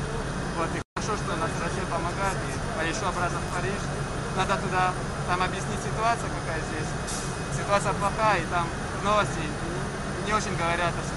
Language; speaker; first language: Russian; early bilingual, heritage; French